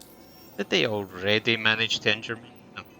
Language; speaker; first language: English; native; English